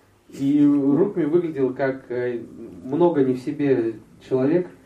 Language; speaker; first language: Russian; native; Russian